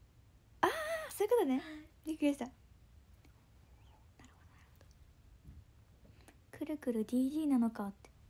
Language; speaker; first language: Japanese; native; Japanese